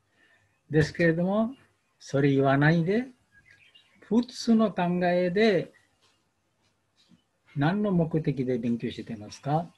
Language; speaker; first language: Japanese; non-native, learner; Bangla